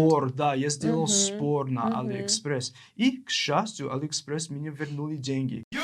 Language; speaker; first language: Russian; non-native, learner; English